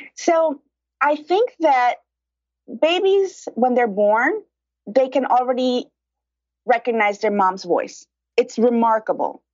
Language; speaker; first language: English; early bilingual, other home language; Spanish